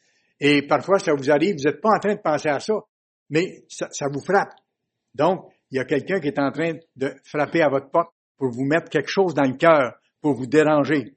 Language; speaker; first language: French; native; French